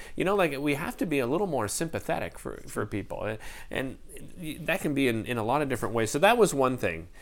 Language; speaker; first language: English; native; English